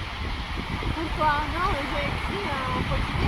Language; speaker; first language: French; non-native, learner; Portuguese